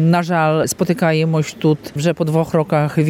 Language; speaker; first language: Polish; non-native, local second language; Ukrainian